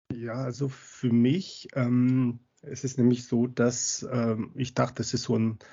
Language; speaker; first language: German; non-native, fluent; French